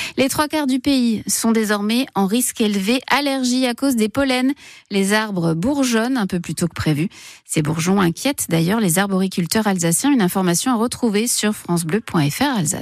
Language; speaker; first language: French; native; French